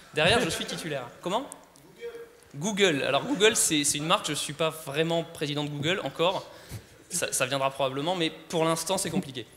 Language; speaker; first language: French; native; French